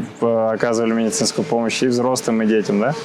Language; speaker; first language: Russian; native; Russian